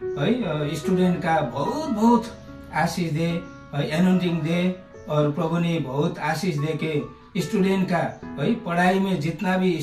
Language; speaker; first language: Hindi; non-native, local second language; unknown